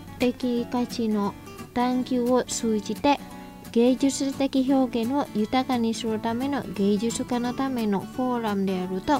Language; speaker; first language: Japanese; non-native, fluent; Indonesian